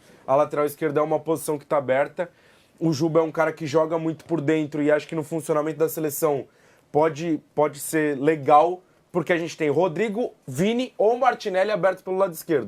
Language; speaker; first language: Portuguese; native; Portuguese